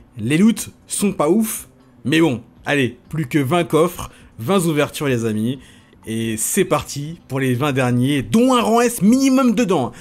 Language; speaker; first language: French; native; French